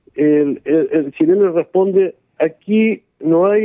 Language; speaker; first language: Spanish; native; Spanish